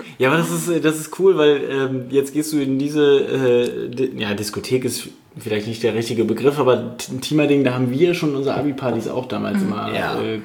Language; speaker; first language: German; native; German